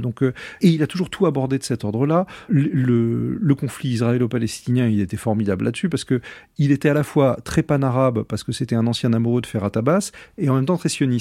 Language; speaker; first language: French; native; French